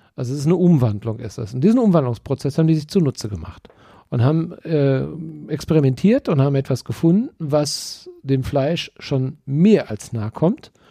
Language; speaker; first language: German; native; German